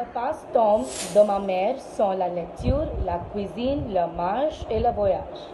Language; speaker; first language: French; non-native, learner; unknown